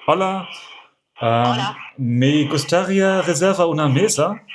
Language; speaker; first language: Spanish; non-native, learner; German